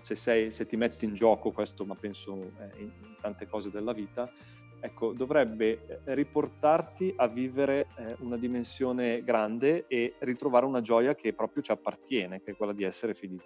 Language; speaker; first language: Italian; native; Italian